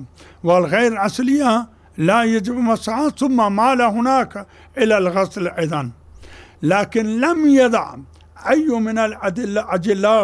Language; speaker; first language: Arabic; non-native, fluent; Urdu